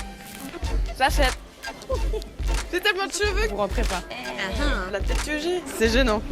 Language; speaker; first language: French; native; French